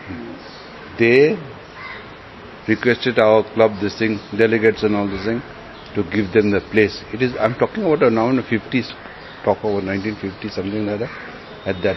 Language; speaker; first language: English; non-native, local second language; Cantonese